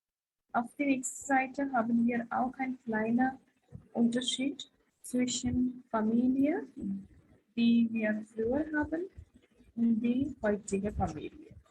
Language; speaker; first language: German; non-native, fluent; Hindi